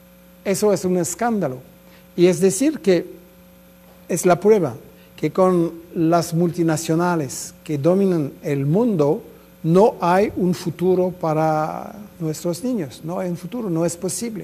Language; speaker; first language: Spanish; non-native, fluent; French